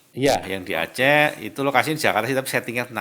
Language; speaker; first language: Indonesian; native; Indonesian